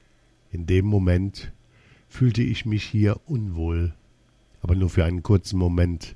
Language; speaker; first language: German; early bilingual, other home language; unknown